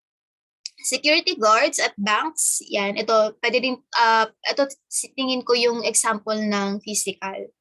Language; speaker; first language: Filipino; native; Filipino